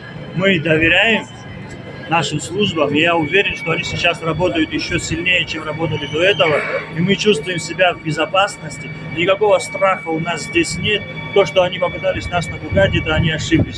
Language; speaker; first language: Russian; native; Russian